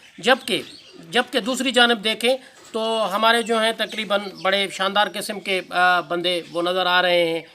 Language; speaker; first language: Urdu; non-native, local second language; Sindhi